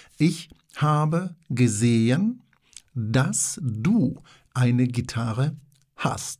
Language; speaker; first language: German; non-native, fluent; Polish